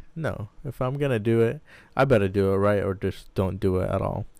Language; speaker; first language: English; early bilingual, other home language; Arabic